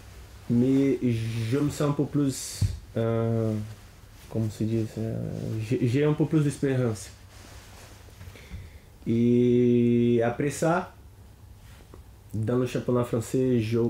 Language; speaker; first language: French; non-native, learner; Portuguese